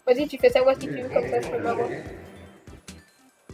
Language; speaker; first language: French; native; French